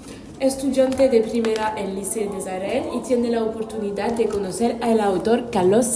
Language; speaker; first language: Spanish; non-native, learner; French